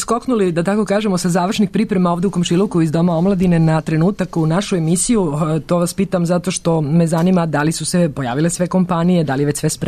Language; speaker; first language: Serbian; native; Serbian